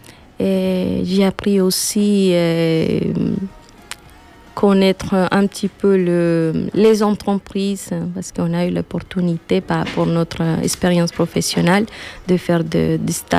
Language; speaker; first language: French; non-native, learner; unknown